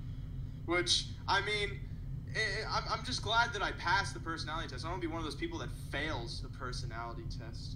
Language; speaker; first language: English; native; English